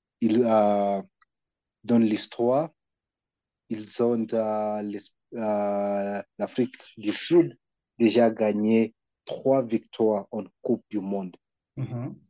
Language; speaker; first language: French; non-native, learner; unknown